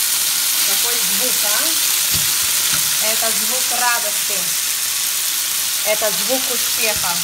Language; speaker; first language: Russian; non-native, fluent; Italian